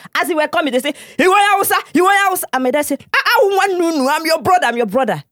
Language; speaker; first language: English; non-native, local second language; Igbo